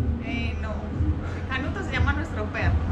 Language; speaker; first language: Spanish; native; Spanish